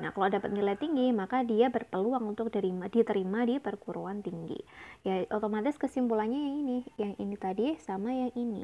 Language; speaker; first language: Indonesian; native; Indonesian